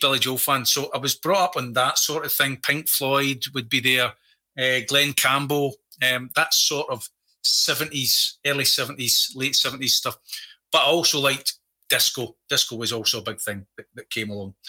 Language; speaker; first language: English; native; English